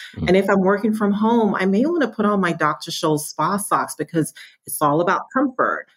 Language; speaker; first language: English; native; English